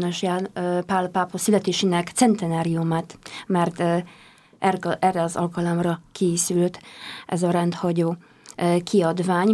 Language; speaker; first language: Hungarian; non-native, fluent; Polish